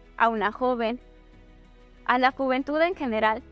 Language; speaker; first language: Spanish; native; Spanish